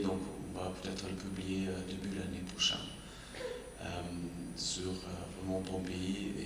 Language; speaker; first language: French; non-native, fluent; German